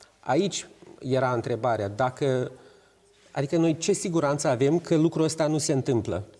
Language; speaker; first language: Romanian; native; Romanian